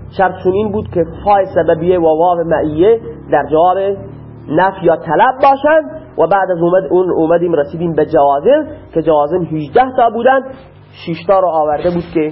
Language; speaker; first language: Persian; non-native, local second language; Baluchi